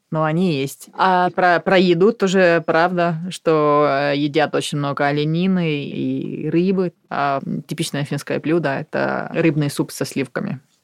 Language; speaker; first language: Russian; non-native, fluent; Finnish